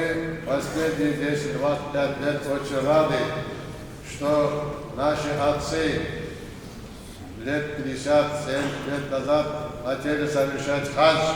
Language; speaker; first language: Russian; non-native, local second language; Kumyk